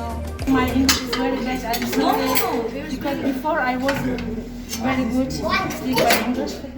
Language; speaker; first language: English; non-native, learner; Azerbaijani